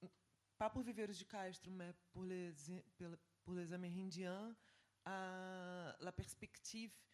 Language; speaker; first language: French; non-native, fluent; Portuguese